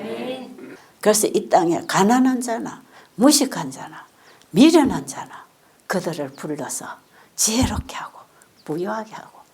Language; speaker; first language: Korean; native; Korean